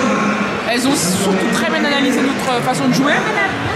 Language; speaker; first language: French; native; French